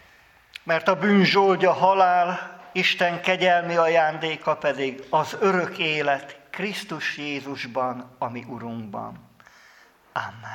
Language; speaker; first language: Hungarian; native; Hungarian